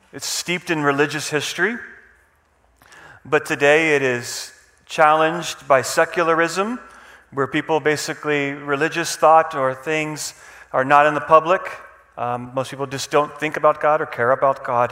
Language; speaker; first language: English; non-native, fluent; Czech